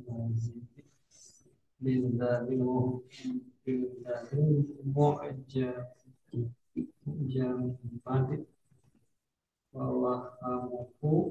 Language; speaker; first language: Arabic; non-native, learner; Indonesian